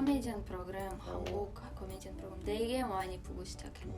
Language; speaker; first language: Korean; non-native, learner; Russian